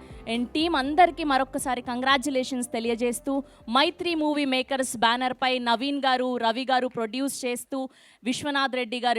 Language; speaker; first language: Telugu; native; Telugu